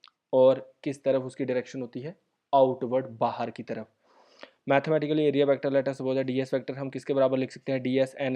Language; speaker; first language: Hindi; native; Hindi